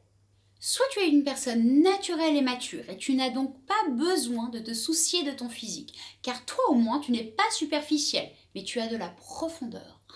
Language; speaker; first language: French; native; French